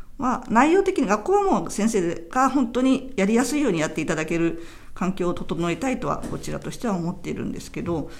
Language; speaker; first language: Japanese; native; Japanese